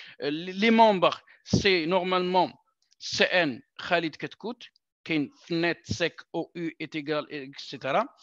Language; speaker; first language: French; non-native, local second language; Arabic